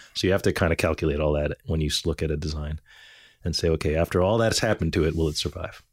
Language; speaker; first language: English; native; English